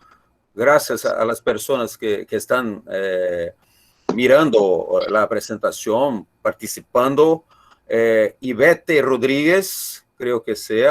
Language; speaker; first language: Spanish; non-native, learner; Portuguese